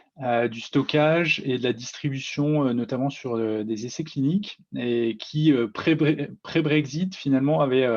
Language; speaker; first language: French; native; French